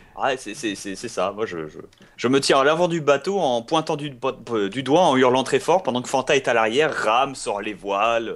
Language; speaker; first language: French; native; French